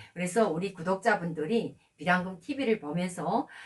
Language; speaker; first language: Korean; native; Korean